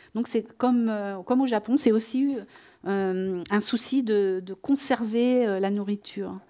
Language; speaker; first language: French; native; French